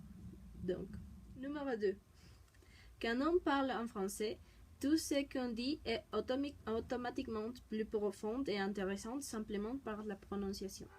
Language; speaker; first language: French; non-native, learner; Spanish